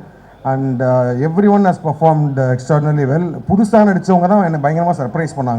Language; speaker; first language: Tamil; native; Tamil